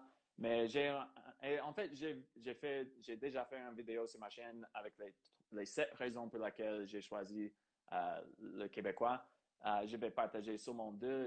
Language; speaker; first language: French; non-native, fluent; English